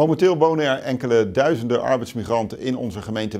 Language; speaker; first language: Dutch; native; Dutch